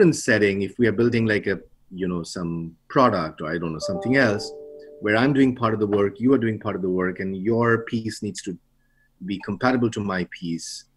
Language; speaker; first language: English; non-native, local second language; Bangla